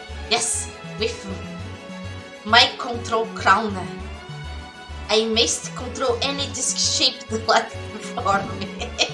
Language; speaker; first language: English; non-native, fluent; Portuguese